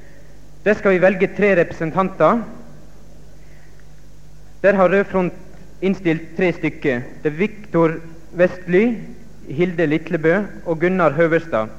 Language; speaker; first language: Norwegian; native; Norwegian